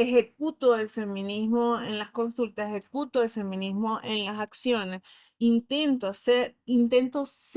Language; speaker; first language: Spanish; native; Spanish